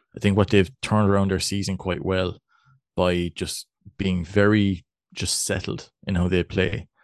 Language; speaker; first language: English; native; English